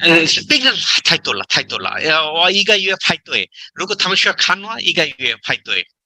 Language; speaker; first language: Chinese; non-native, learner; Bangla